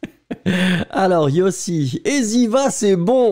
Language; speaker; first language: French; native; French